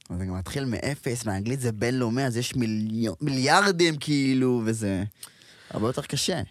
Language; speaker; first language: Hebrew; native; Hebrew